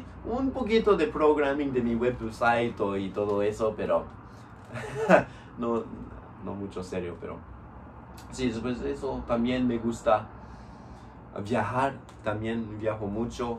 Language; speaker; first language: Spanish; non-native, fluent; English